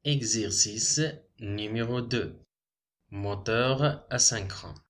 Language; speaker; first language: French; non-native, local second language; Arabic